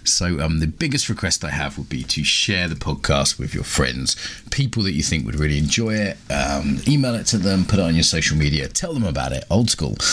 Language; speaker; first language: English; native; English